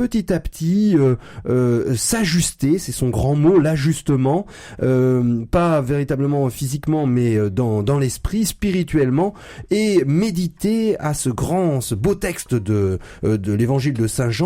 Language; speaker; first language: French; native; French